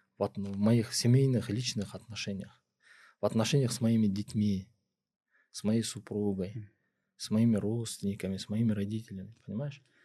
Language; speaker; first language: Russian; non-native, local second language; Kyrgyz